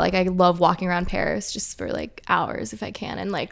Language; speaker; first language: English; early bilingual, other home language; French